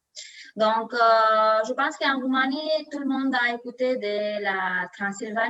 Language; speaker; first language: French; non-native, learner; Romanian